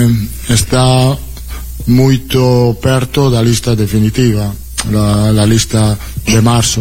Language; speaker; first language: Portuguese; non-native, learner; Italian